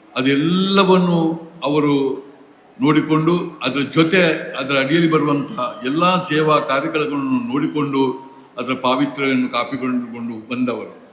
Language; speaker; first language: Kannada; non-native, local second language; Tulu